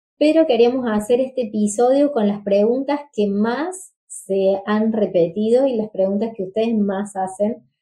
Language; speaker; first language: Spanish; native; Spanish